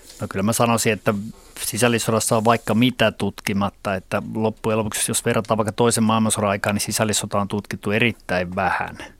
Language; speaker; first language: Finnish; native; Finnish